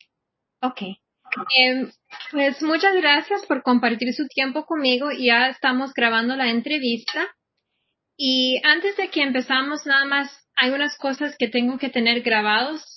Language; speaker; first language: Spanish; non-native, fluent; English